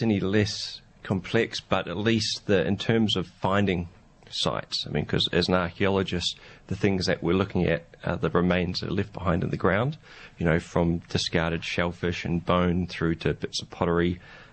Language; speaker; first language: English; native; English